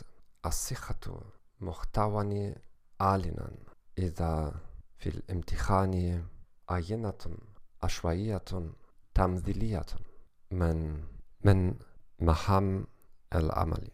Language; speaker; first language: Arabic; non-native, learner; German